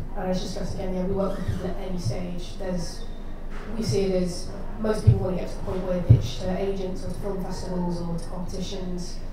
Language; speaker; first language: English; native; English